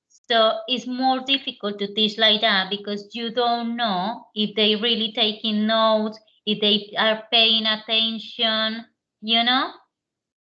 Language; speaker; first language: English; non-native, learner; Spanish